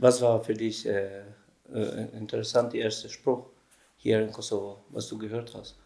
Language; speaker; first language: German; non-native, learner; Albanian